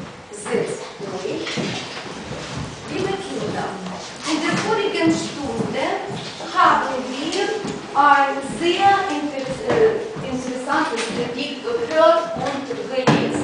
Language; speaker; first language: German; non-native, fluent; Russian